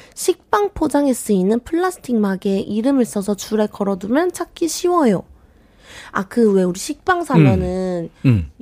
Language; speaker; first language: Korean; native; Korean